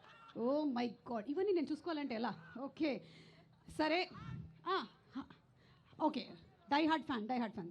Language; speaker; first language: Telugu; native; Telugu